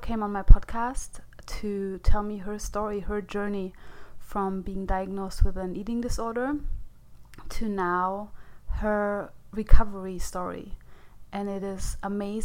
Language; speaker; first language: English; non-native, fluent; German